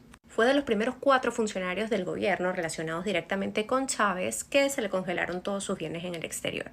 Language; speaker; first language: Spanish; native; Spanish